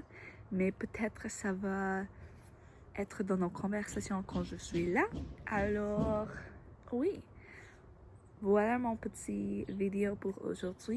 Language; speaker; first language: French; non-native, learner; English